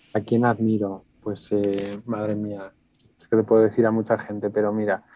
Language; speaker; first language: Spanish; native; Spanish